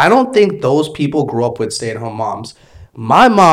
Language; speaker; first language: English; native; English